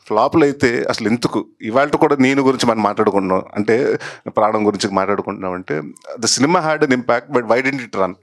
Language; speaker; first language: Telugu; native; Telugu